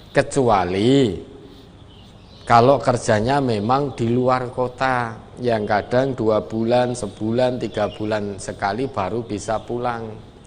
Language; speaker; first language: Indonesian; non-native, local second language; Javanese